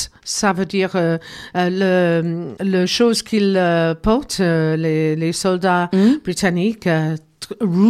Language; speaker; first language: French; non-native, learner; English